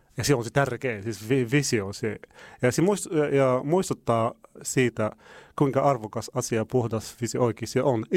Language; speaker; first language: Finnish; non-native, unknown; Arabic